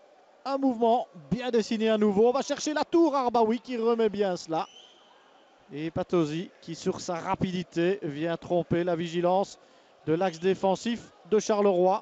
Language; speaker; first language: French; native; French